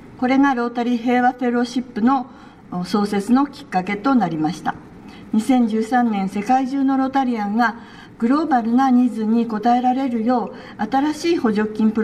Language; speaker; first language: Japanese; native; Japanese